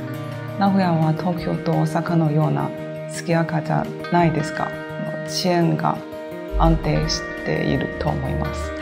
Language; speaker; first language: Japanese; non-native, learner; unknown